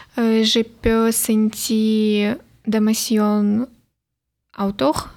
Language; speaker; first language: French; non-native, learner; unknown